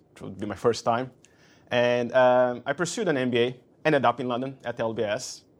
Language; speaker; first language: English; non-native, fluent; Portuguese